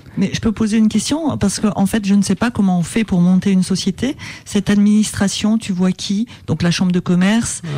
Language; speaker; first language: French; native; French